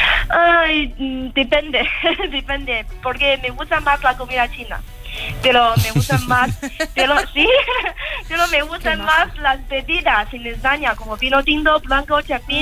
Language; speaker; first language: Spanish; non-native, fluent; Chinese